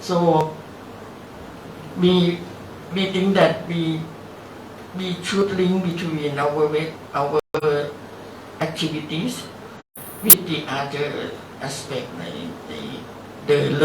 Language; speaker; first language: English; non-native, learner; Thai